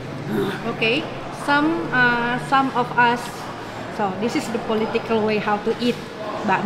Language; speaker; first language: English; non-native, fluent; Indonesian